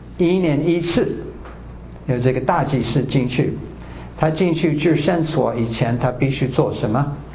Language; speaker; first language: Chinese; non-native, fluent; English